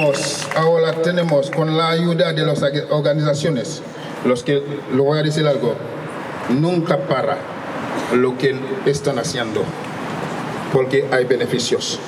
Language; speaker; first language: Spanish; non-native, local second language; Haitian Creole